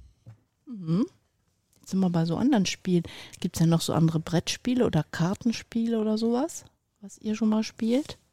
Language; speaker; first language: German; native; German